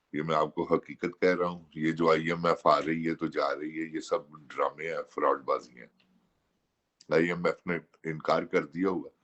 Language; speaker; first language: Urdu; non-native, local second language; Punjabi